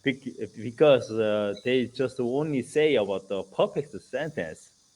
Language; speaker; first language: English; non-native, learner; Korean